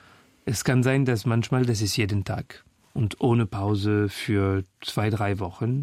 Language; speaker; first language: German; non-native, fluent; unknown